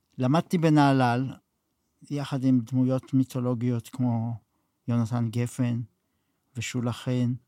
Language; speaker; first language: Hebrew; early bilingual, other home language; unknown